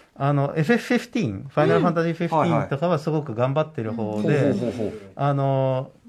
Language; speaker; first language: Japanese; non-native, fluent; Dutch